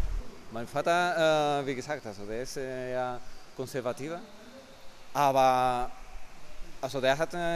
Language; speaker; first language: German; non-native, fluent; Spanish